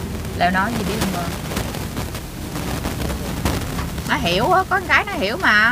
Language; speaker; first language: Vietnamese; native; Vietnamese